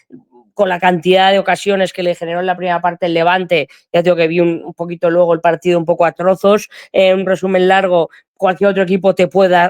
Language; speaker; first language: Spanish; native; Spanish